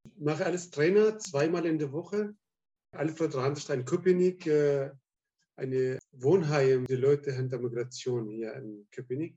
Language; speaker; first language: German; non-native, learner; Arabic